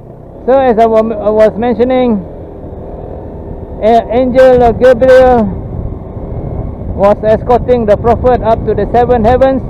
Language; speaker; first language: English; non-native, local second language; Malay